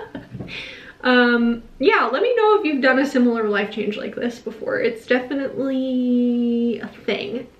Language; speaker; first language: English; native; English